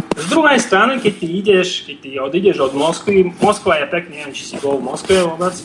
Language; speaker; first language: Slovak; non-native, fluent; Russian